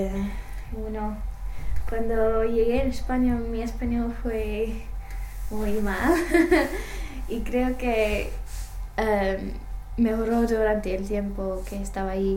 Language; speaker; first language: Spanish; non-native, learner; English